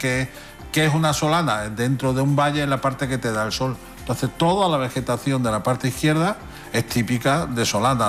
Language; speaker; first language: Spanish; native; Spanish